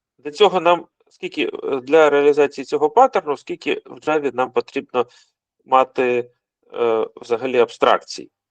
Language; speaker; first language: Ukrainian; non-native, local second language; Russian